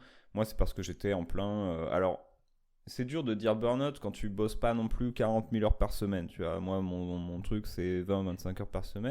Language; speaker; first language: French; native; French